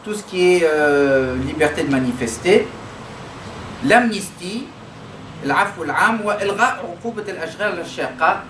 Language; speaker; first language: French; non-native, local second language; Arabic